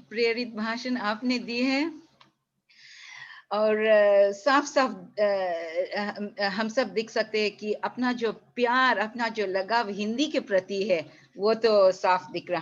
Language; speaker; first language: Hindi; early bilingual, heritage; Hindi